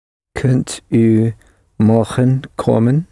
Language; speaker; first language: Dutch; non-native, learner; English